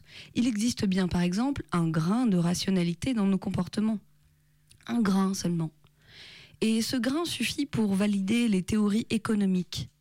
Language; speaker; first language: French; native; French